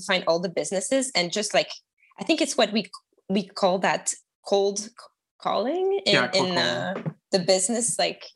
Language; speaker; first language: English; non-native, fluent; French